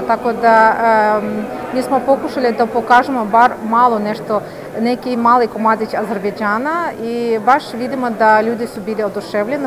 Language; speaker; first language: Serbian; non-native, fluent; Azerbaijani